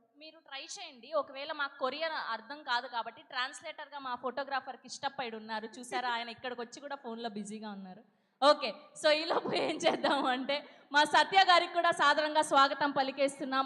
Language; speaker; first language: Telugu; native; Telugu